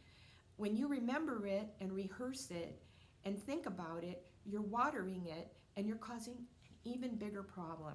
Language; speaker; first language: English; native; English